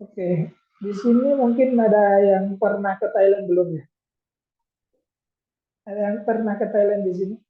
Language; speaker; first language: Indonesian; non-native, fluent; Thai